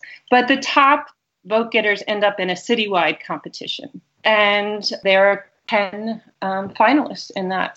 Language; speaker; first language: English; native; English